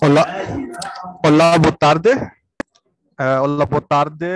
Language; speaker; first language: Portuguese; non-native, learner; Arabic